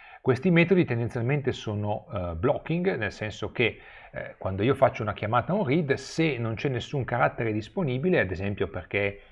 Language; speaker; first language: Italian; native; Italian